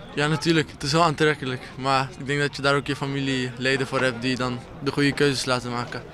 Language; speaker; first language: Dutch; early bilingual, other home language; Kurdish